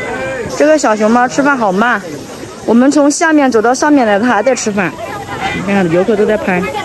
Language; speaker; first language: Chinese; native; Chinese